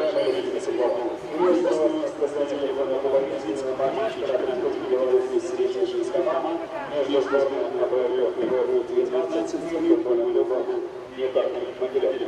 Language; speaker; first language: Russian; native; Russian